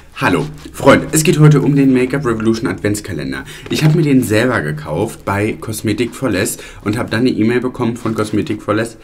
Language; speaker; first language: German; early bilingual, other home language; Italian